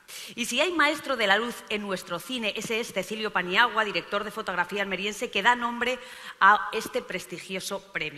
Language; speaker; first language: Spanish; native; Spanish